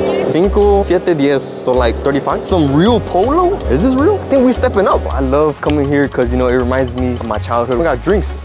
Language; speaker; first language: English; early bilingual, other home language; Spanish